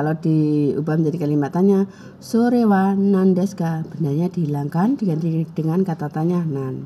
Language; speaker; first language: Indonesian; native; Indonesian